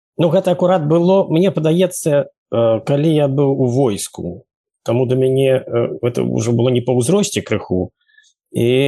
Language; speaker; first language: Belarusian; native; Belarusian